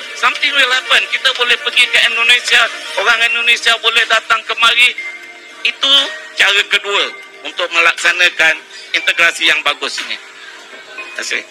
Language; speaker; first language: Malay; native; Malay